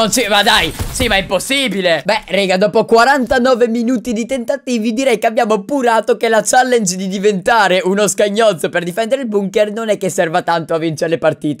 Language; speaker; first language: Italian; native; Italian